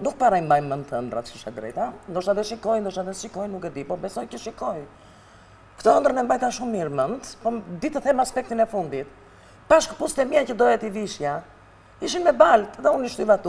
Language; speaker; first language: Albanian; native; Albanian